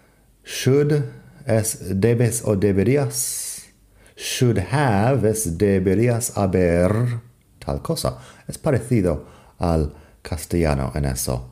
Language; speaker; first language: Spanish; non-native, fluent; English